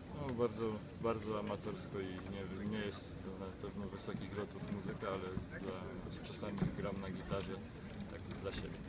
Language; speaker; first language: Polish; native; Polish